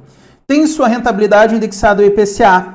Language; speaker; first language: Portuguese; native; Portuguese